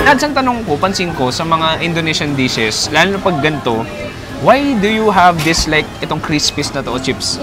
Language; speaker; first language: Filipino; native; Filipino